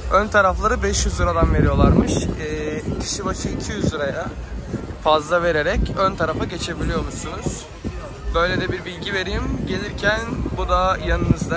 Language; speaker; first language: Turkish; native; Turkish